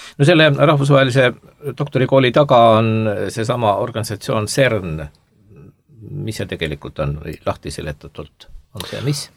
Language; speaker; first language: Estonian; native; Estonian